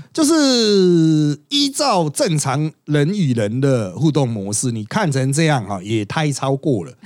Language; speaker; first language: Chinese; native; Chinese